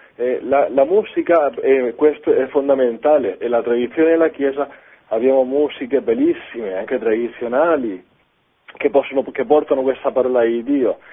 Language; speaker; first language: Italian; non-native, fluent; Spanish